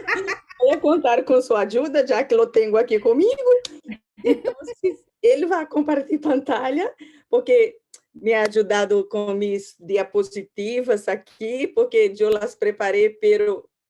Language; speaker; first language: Portuguese; non-native, learner; Spanish